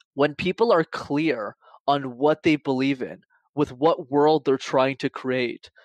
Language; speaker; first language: English; native; English